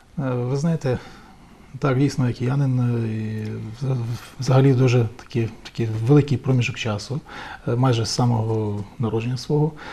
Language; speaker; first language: Ukrainian; native; Ukrainian